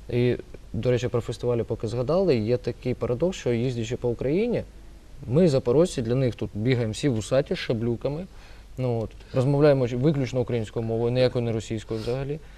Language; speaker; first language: Ukrainian; non-native, local second language; Russian